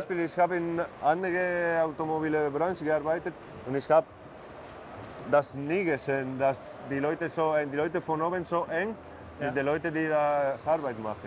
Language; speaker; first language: German; non-native, fluent; Spanish